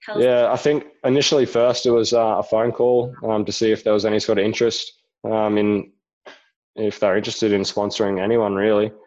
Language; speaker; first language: English; native; English